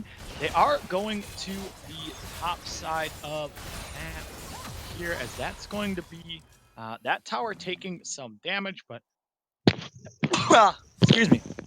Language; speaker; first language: English; native; English